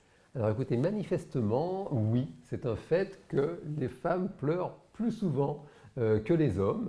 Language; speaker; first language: French; native; French